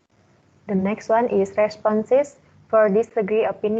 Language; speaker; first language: English; non-native, learner; Indonesian